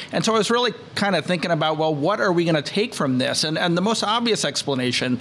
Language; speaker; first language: English; native; English